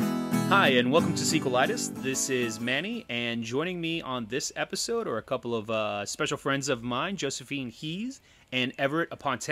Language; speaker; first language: English; native; English